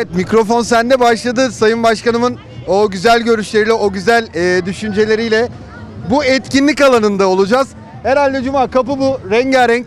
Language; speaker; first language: Turkish; native; Turkish